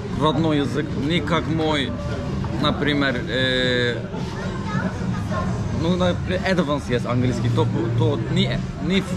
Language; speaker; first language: Russian; non-native, learner; Turkish